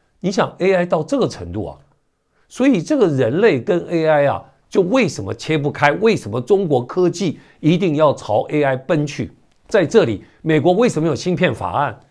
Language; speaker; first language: Chinese; native; Chinese